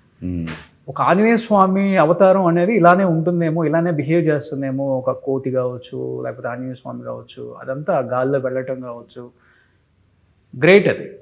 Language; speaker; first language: Telugu; native; Telugu